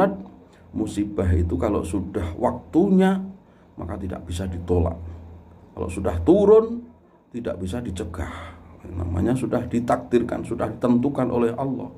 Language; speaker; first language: Indonesian; non-native, local second language; Javanese